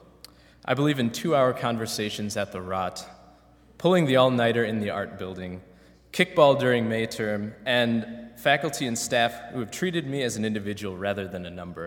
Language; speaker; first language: English; native; English